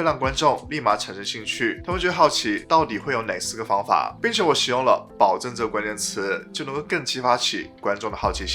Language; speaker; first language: Chinese; native; Chinese